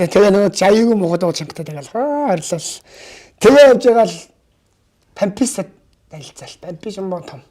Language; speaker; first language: Mongolian; native; Mongolian